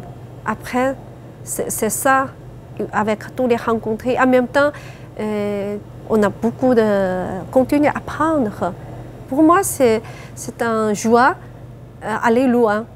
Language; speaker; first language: French; non-native, learner; Chinese